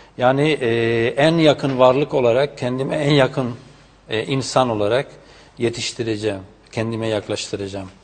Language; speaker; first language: Turkish; non-native, fluent; Spanish